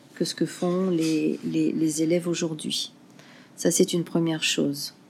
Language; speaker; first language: French; native; French